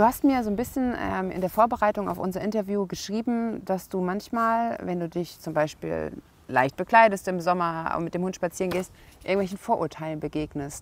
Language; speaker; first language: German; native; German